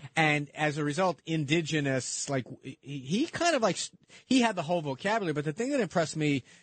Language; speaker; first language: English; early bilingual, other home language; Italian